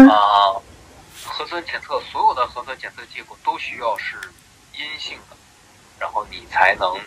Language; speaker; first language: Chinese; native; Chinese